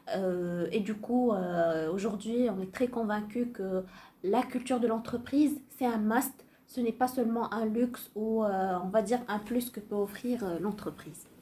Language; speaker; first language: French; non-native, local second language; Arabic